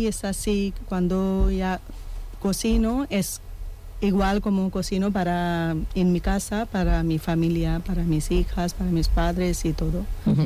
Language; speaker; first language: Spanish; non-native, learner; Punjabi